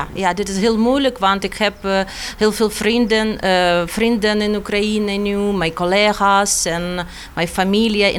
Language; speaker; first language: Dutch; non-native, learner; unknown